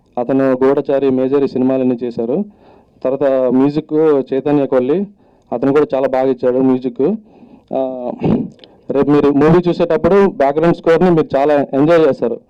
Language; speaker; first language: Telugu; native; Telugu